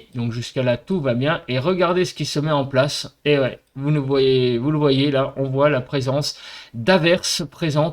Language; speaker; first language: French; native; French